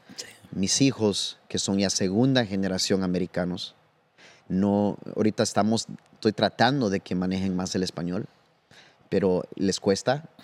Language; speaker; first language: Spanish; early bilingual, heritage; Spanish